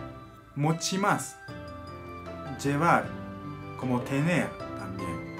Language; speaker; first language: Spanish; non-native, fluent; Japanese